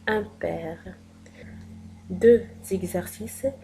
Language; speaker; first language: French; non-native, local second language; Arabic